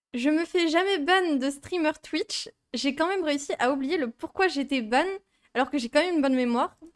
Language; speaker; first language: French; native; French